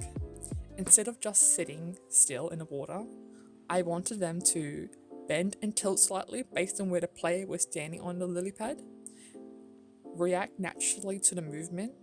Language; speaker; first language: English; native; English